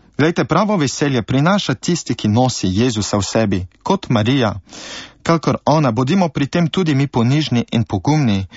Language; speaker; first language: Slovenian; early bilingual, heritage; Slovenian